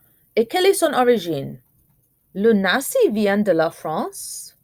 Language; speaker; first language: French; non-native, fluent; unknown